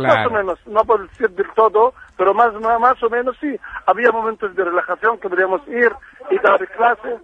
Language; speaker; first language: Spanish; non-native, fluent; Arabic